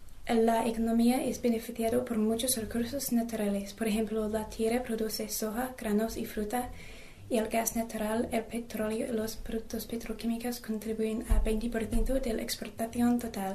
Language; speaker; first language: Spanish; non-native, learner; English